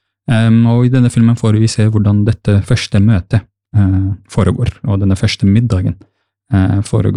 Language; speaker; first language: Norwegian; early bilingual, other home language; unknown